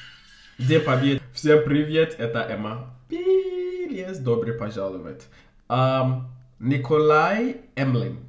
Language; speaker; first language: Russian; non-native, learner; English